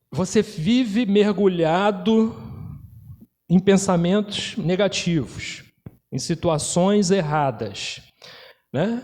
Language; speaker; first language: Portuguese; native; Portuguese